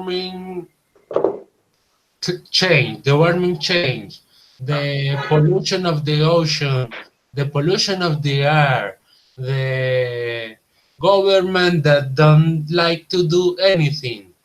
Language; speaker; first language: English; non-native, learner; Spanish